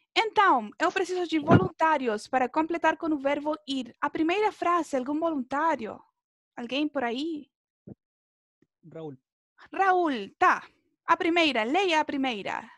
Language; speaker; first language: Portuguese; non-native, fluent; Spanish